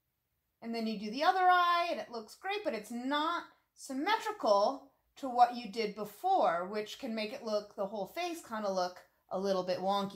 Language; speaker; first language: English; native; English